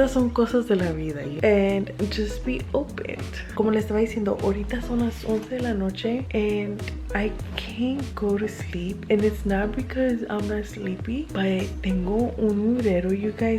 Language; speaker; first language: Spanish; early bilingual, heritage; English